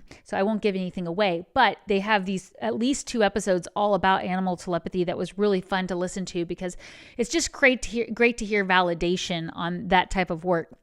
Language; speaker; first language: English; native; English